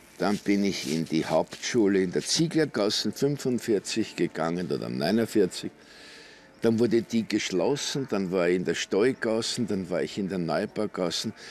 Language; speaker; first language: German; native; German